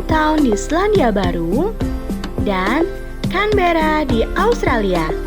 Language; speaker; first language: Indonesian; native; Indonesian